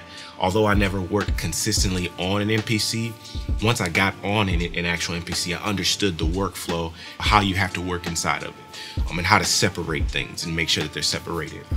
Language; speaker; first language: English; native; English